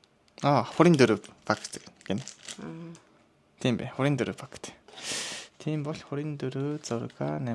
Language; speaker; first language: Mongolian; non-native, learner; Japanese